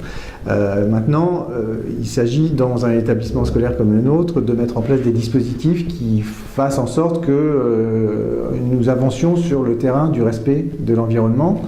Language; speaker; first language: French; native; French